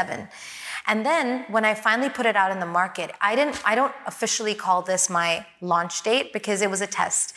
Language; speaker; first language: English; native; English